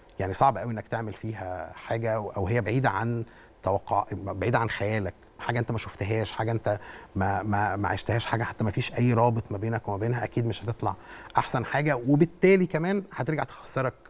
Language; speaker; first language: Arabic; native; Arabic